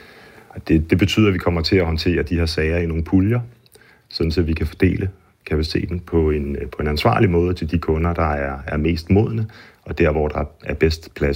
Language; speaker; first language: Danish; native; Danish